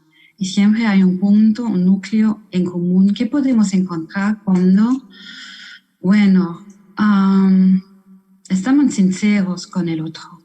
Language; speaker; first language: Spanish; non-native, fluent; German